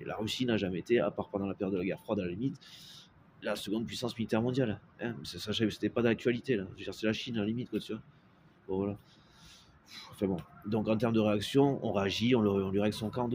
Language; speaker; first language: French; native; French